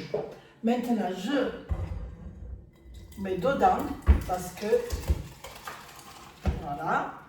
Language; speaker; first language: French; non-native, fluent; Armenian